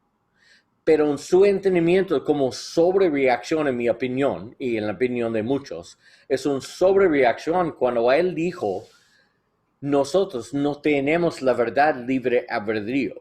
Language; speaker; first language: Spanish; non-native, learner; English